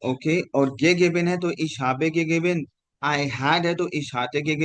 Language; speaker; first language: German; non-native, fluent; Hindi